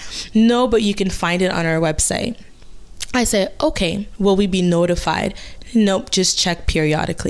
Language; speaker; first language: English; non-native, fluent; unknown